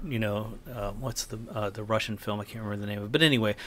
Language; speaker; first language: English; native; English